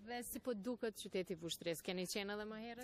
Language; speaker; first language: Albanian; native; Albanian